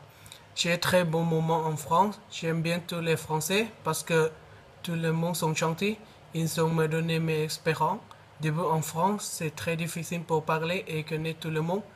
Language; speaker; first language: French; non-native, learner; Thai